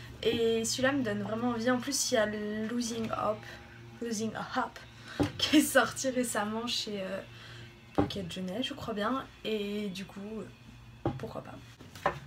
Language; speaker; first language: French; native; French